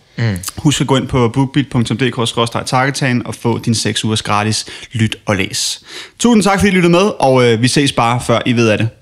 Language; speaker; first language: Danish; early bilingual, other home language; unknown